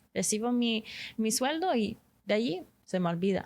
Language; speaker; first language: Spanish; early bilingual, heritage; Spanish